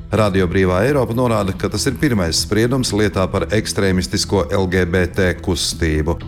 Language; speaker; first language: Latvian; native; Latvian